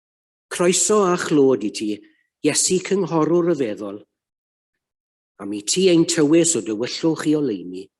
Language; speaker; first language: Welsh; native; Welsh